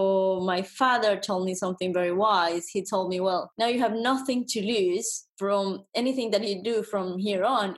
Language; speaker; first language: English; non-native, fluent; Spanish